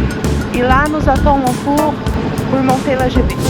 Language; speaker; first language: French; non-native, fluent; Portuguese